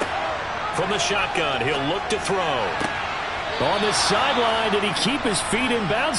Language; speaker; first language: English; native; English